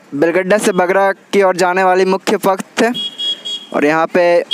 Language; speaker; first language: Hindi; native; Hindi